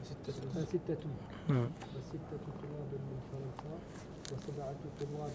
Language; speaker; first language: Arabic; non-native, learner; French